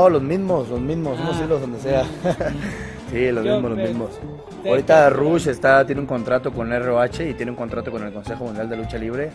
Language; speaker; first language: Spanish; native; Spanish